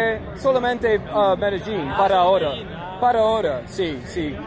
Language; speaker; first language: Spanish; non-native, learner; English